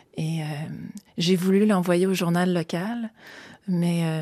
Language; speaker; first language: French; native; French